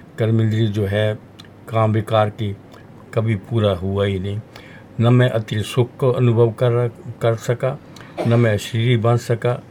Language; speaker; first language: Hindi; non-native, local second language; Punjabi